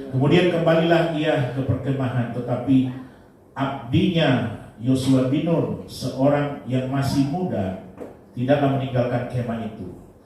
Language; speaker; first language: Indonesian; native; Indonesian